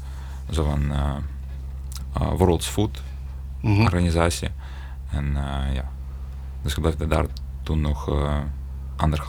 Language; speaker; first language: Dutch; non-native, fluent; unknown